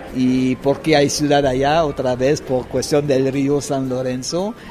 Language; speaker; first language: Spanish; non-native, fluent; French